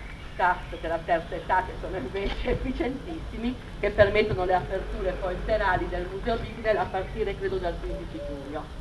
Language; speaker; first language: Italian; native; Italian